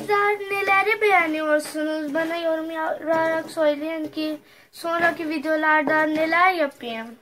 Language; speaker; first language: Turkish; non-native, learner; Urdu